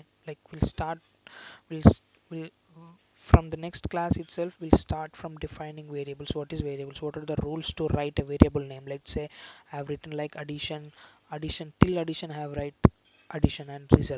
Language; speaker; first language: English; non-native, local second language; Telugu